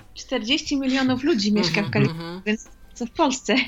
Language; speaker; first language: Polish; native; Polish